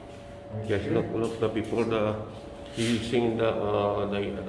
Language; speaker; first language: English; non-native, learner; Filipino